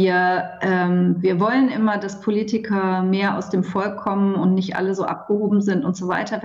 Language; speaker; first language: German; native; German